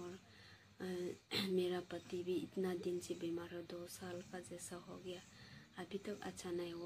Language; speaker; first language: Hindi; non-native, local second language; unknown